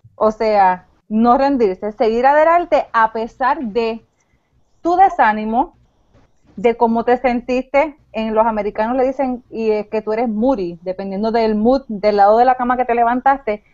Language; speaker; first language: Spanish; native; Spanish